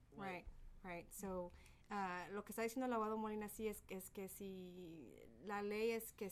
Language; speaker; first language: Spanish; early bilingual, heritage; Spanish